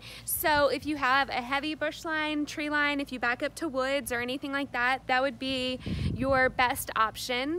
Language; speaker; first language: English; native; English